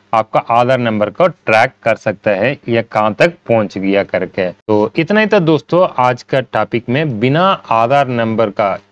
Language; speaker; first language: Hindi; non-native, local second language; Tamil